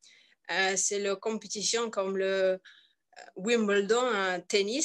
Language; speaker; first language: French; non-native, learner; Russian